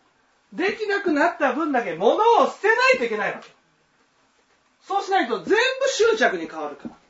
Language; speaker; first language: Japanese; native; Japanese